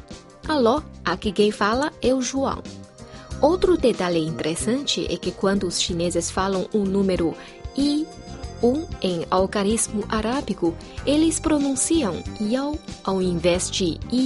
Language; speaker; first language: Portuguese; non-native, fluent; Chinese